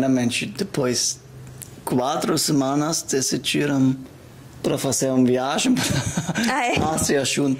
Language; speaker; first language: Portuguese; non-native, learner; German